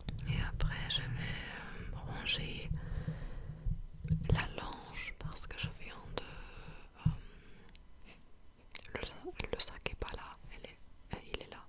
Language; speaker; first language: French; non-native, fluent; English